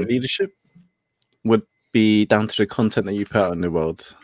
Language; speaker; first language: English; native; English